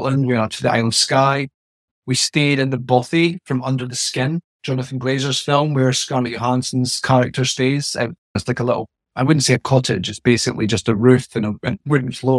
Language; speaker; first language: English; native; English